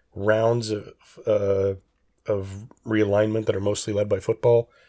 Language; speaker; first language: English; native; English